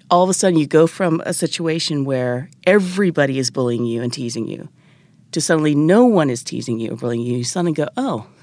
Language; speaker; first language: English; early bilingual, other home language; Japanese